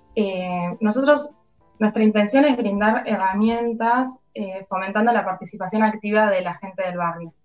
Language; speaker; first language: Spanish; native; Spanish